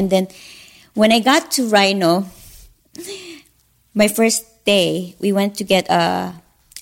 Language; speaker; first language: English; non-native, local second language; Filipino